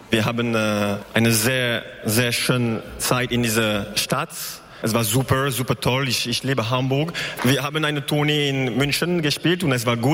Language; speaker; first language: German; non-native, learner; French